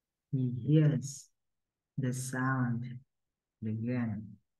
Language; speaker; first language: English; non-native, fluent; Vietnamese